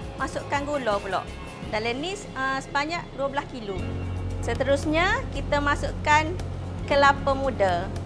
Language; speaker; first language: Malay; native; Malay